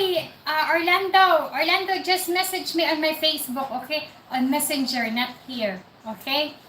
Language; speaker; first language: English; non-native, local second language; Cebuano